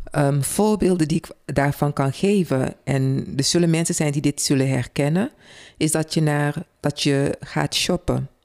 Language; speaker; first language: Dutch; early bilingual, other home language; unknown